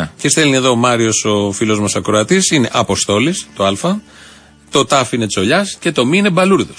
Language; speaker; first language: Greek; native; Greek